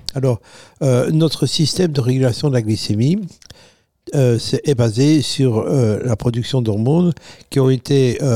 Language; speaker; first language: French; non-native, fluent; Italian